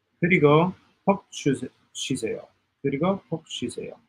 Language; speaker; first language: Korean; non-native, learner; Italian